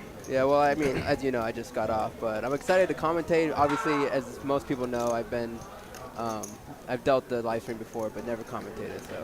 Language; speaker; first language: English; native; English